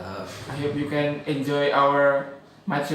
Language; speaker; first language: English; non-native, learner; Javanese